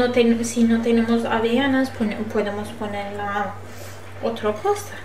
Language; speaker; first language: Spanish; non-native, learner; Turkish